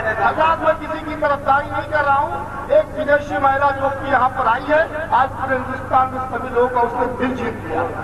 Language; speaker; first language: Urdu; native; Urdu